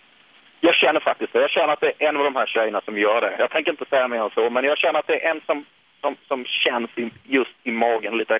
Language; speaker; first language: Swedish; native; Swedish